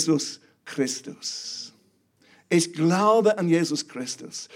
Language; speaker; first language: German; non-native, fluent; English